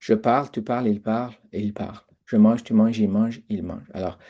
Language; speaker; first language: French; non-native, fluent; Persian